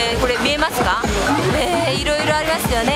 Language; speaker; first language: Japanese; non-native, learner; Korean